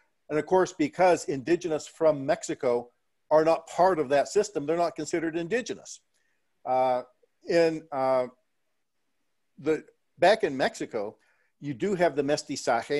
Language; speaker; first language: English; early bilingual, other home language; Spanish